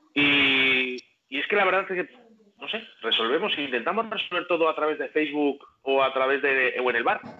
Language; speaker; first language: Spanish; native; Spanish